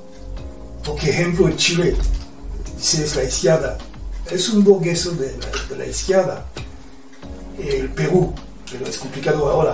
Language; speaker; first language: Spanish; non-native, fluent; French